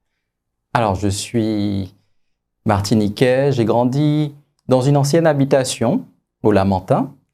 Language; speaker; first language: French; native; French